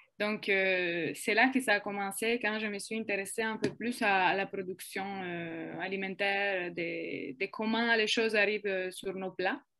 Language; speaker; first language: French; non-native, fluent; Italian